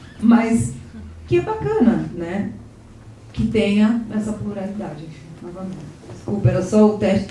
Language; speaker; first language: Portuguese; native; Portuguese